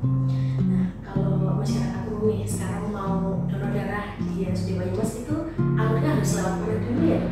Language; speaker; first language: Indonesian; native; Indonesian